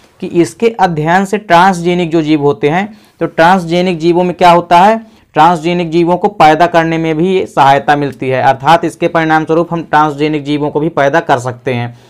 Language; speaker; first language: Hindi; native; Hindi